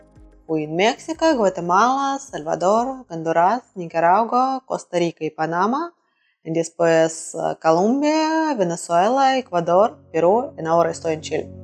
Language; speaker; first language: Spanish; non-native, learner; Russian